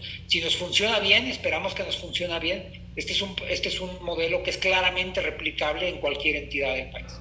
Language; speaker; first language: Spanish; native; Spanish